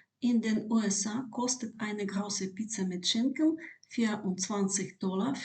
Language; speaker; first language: German; non-native, fluent; Ukrainian